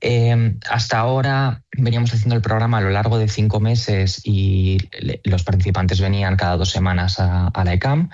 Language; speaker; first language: Spanish; native; Spanish